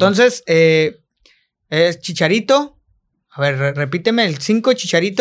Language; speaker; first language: Spanish; native; Spanish